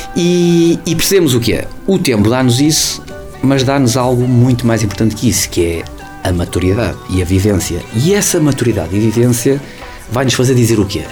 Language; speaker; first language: Portuguese; native; Portuguese